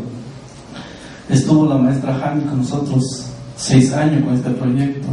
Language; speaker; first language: Spanish; native; Spanish